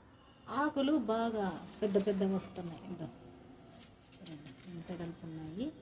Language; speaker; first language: Telugu; native; Telugu